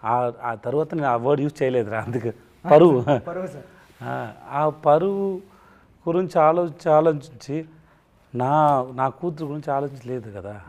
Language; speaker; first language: Telugu; non-native, learner; Tamil